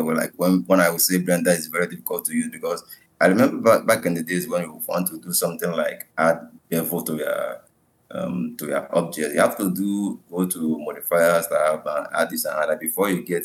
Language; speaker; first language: English; non-native, local second language; Igbo